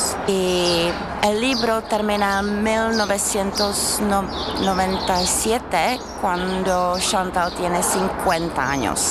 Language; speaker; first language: Spanish; non-native, learner; Czech